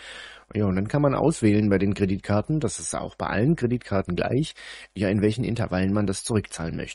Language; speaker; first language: German; native; German